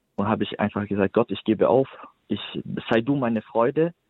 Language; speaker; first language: German; native; German